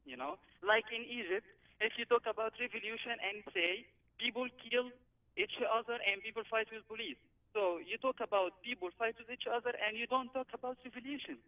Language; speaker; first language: English; non-native, learner; Arabic